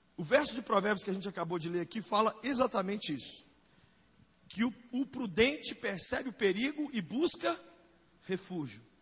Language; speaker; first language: Portuguese; native; Portuguese